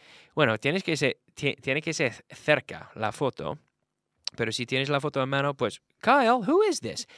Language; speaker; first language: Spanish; non-native, fluent; English